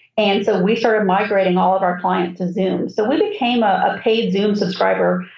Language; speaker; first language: English; native; English